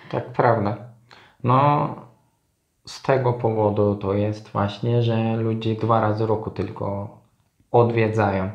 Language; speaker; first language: Polish; non-native, learner; Turkish